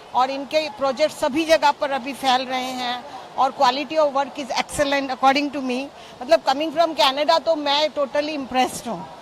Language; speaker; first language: Hindi; native; Hindi